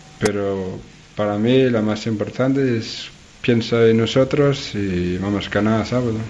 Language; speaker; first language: Spanish; non-native, learner; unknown